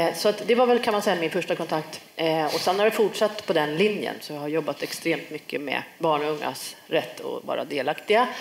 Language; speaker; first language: Swedish; native; Swedish